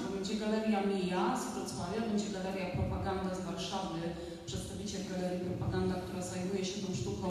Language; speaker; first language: Polish; native; Polish